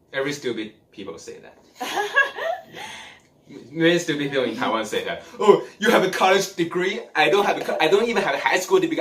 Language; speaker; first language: English; non-native, learner; Chinese